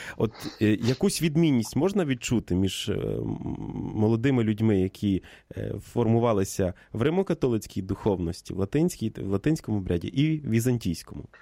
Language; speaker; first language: Ukrainian; native; Ukrainian